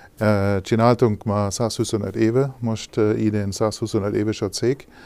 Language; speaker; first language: Hungarian; non-native, learner; German